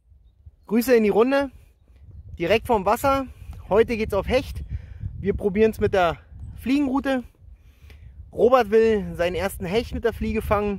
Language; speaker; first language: German; native; German